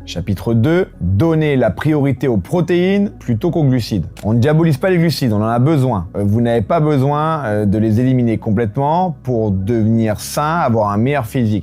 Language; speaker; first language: French; native; French